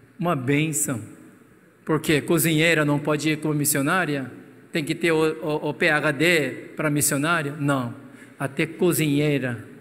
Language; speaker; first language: Portuguese; non-native, fluent; Korean